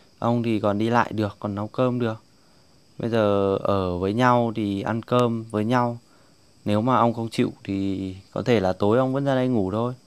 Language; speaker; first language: Vietnamese; non-native, local second language; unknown